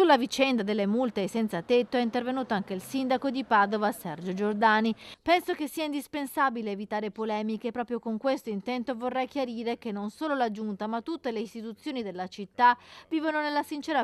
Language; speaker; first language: Italian; native; Italian